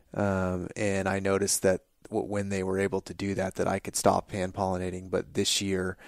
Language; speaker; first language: English; native; English